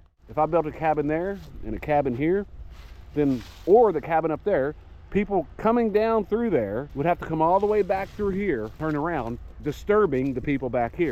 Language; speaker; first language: English; native; English